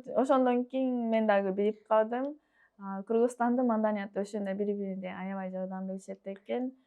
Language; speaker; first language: Kyrgyz; non-native, fluent; Japanese